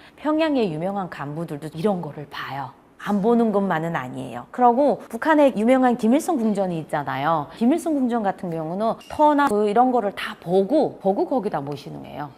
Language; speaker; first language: Korean; native; Korean